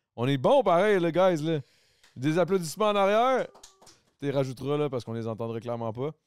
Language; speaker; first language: French; native; French